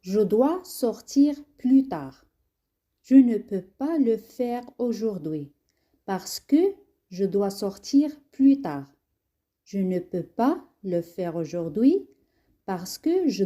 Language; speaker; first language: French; non-native, fluent; Spanish